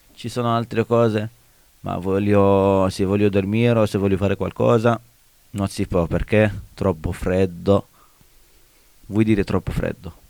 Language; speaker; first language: Italian; non-native, learner; Arabic